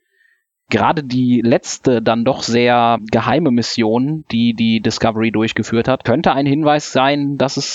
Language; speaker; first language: German; native; German